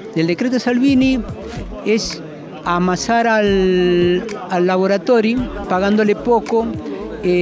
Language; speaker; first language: Italian; non-native, learner; Spanish